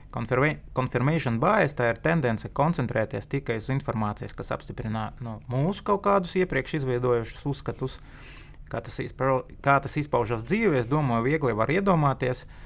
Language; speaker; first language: Latvian; non-native, local second language; Russian